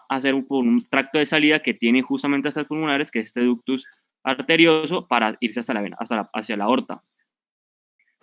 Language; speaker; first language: Spanish; native; Spanish